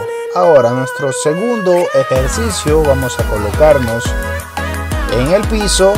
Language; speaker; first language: Spanish; native; Spanish